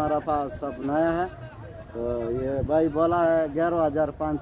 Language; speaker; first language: Hindi; non-native, learner; Bangla